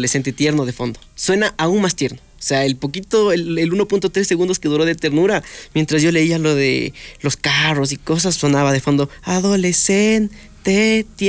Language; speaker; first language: Spanish; native; Spanish